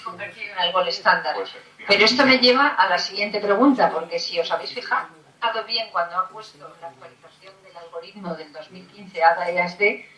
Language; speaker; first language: Spanish; native; Spanish